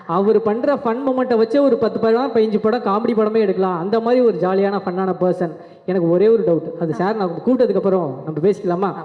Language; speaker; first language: Tamil; native; Tamil